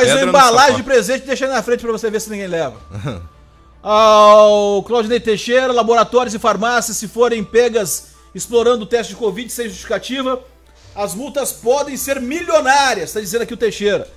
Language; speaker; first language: Portuguese; native; Portuguese